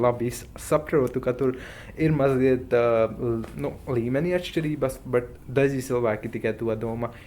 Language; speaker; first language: Latvian; non-native, fluent; Hindi